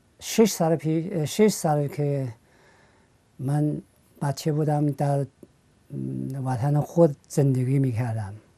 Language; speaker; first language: Persian; non-native, fluent; Chinese